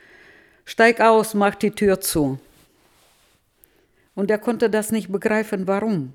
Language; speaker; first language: German; early bilingual, heritage; Russian